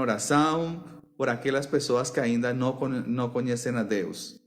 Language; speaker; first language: Portuguese; non-native, fluent; Spanish